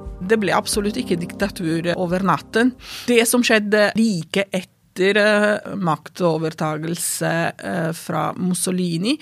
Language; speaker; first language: Norwegian; non-native, fluent; Italian